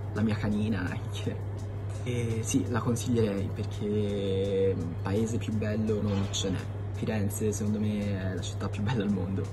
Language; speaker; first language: Italian; early bilingual, other home language; Iloko